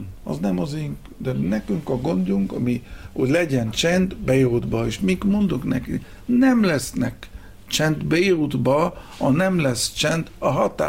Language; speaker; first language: Hungarian; early bilingual, heritage; Hebrew